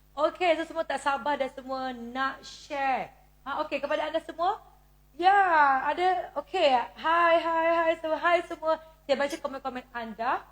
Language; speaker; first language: Malay; native; Malay